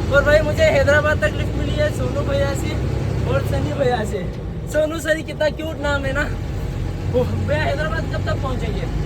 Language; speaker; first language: Hindi; non-native, local second language; Kannada